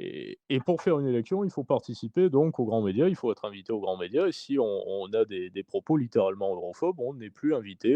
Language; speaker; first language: French; native; French